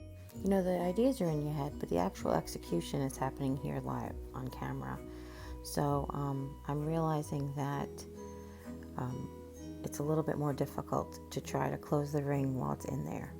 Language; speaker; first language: English; native; English